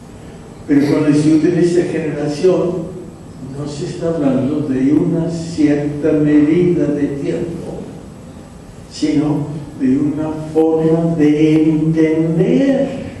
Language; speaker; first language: Spanish; non-native, fluent; English